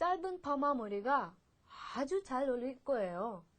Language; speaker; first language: Korean; non-native, fluent; Russian